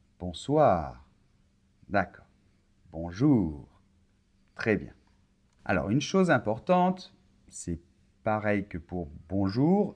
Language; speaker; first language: French; native; French